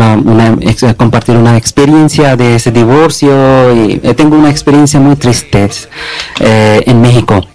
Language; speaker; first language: Spanish; non-native, learner; Bangla